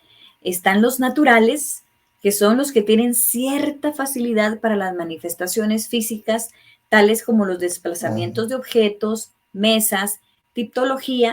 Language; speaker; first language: Spanish; native; Spanish